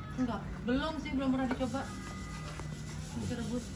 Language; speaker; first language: Indonesian; native; Indonesian